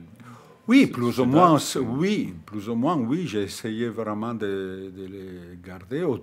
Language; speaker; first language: French; non-native, fluent; Italian